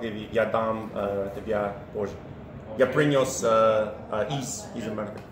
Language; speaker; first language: Russian; non-native, learner; English